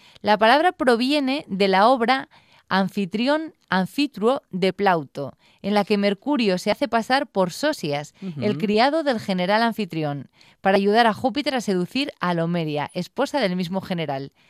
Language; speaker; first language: Spanish; native; Spanish